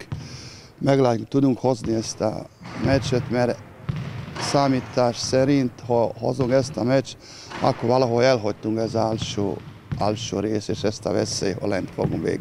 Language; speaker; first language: Hungarian; non-native, learner; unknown